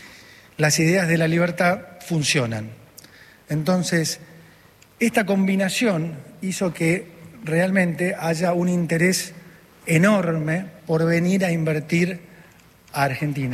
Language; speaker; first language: Spanish; native; Spanish